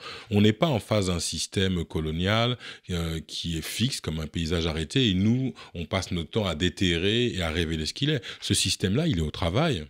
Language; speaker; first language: French; native; French